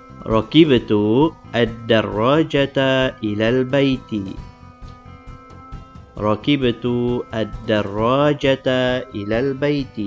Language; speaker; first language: Arabic; non-native, fluent; Malay